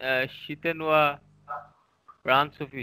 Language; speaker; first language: Japanese; non-native, learner; Bangla